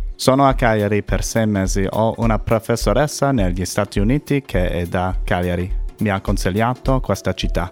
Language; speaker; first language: Italian; non-native, learner; English